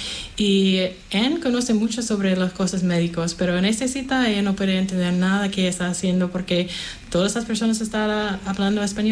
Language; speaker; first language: Spanish; non-native, fluent; English